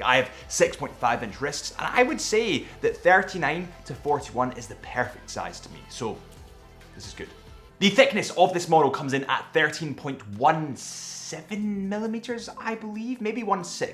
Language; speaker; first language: English; native; English